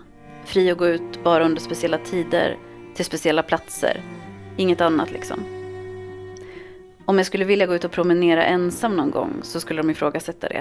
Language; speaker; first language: Swedish; early bilingual, other home language; Arabic